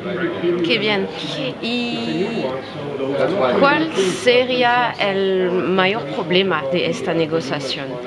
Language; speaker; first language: Spanish; non-native, fluent; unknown